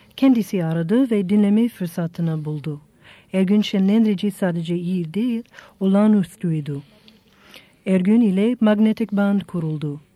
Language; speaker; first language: Turkish; non-native, fluent; English